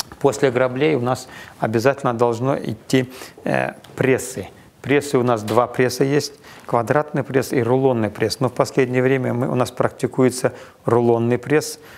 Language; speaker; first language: Russian; non-native, local second language; Kazakh